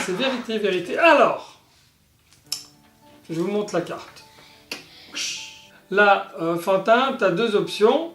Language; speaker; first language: French; native; French